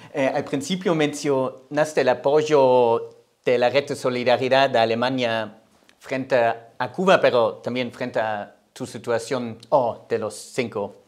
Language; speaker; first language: Spanish; non-native, fluent; German